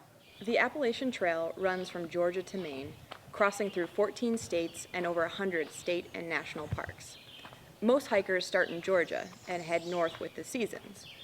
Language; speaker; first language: English; native; English